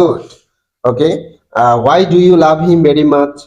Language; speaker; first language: English; non-native, fluent; Bangla